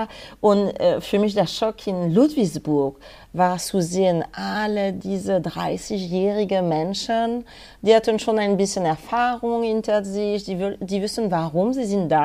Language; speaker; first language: German; non-native, fluent; French